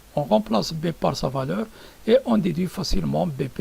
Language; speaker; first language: French; non-native, local second language; Arabic